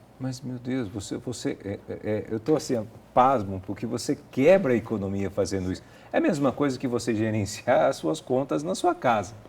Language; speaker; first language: Portuguese; native; Portuguese